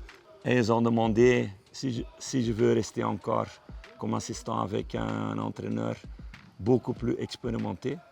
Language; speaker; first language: French; non-native, local second language; Dutch